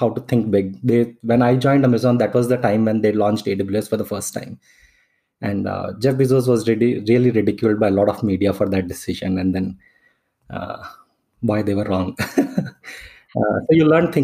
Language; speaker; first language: English; non-native, local second language; Hindi